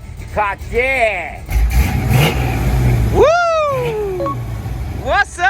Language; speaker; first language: Japanese; non-native, fluent; English